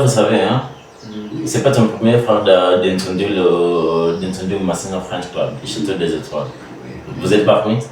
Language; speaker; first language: French; non-native, learner; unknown